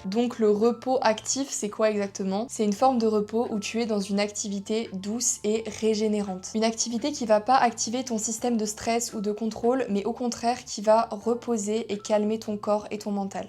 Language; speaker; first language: French; native; French